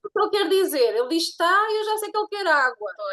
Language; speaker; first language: Portuguese; native; Portuguese